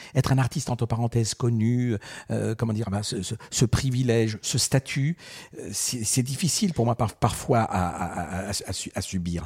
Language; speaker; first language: French; early bilingual, other home language; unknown